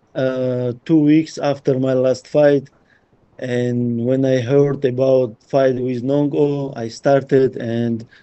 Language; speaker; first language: English; non-native, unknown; Russian